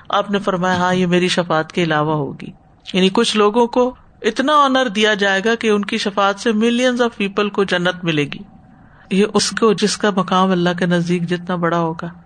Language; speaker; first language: Urdu; native; Urdu